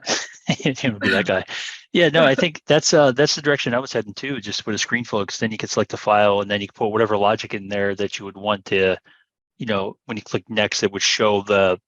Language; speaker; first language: English; native; English